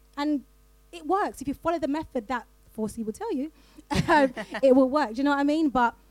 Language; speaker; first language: English; native; English